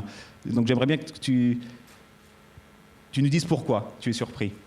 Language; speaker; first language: French; native; French